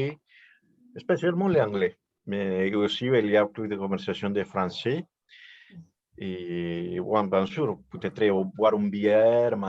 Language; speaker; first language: French; non-native, learner; Spanish